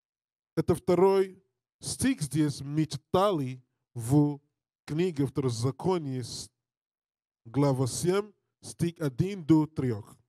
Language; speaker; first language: Russian; non-native, learner; English